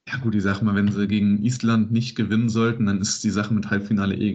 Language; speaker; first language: German; native; German